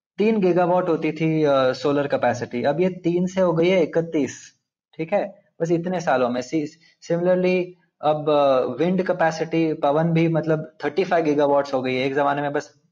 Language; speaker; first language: Hindi; non-native, local second language; Telugu